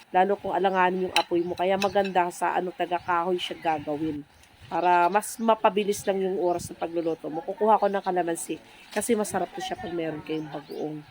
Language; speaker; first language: Filipino; non-native, local second language; Cebuano